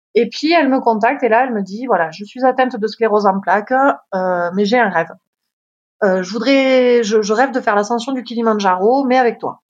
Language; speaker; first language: French; native; French